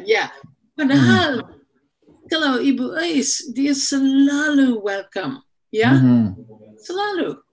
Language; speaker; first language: Indonesian; non-native, fluent; English